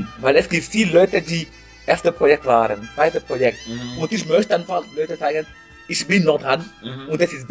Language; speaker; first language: German; non-native, learner; French